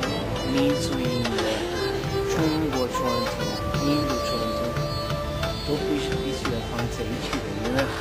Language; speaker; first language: Chinese; non-native, fluent; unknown